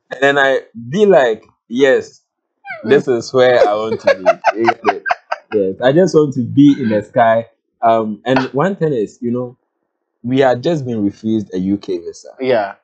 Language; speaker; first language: English; non-native, local second language; Akan